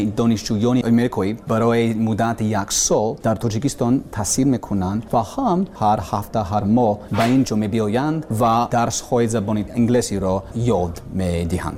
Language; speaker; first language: Persian; non-native, learner; English